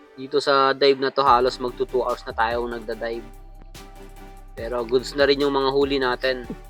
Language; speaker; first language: Filipino; non-native, local second language; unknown